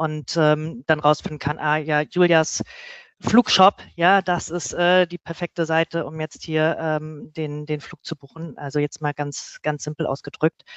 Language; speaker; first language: German; native; German